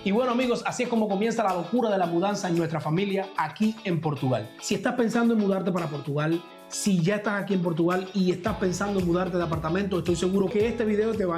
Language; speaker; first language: Spanish; native; Spanish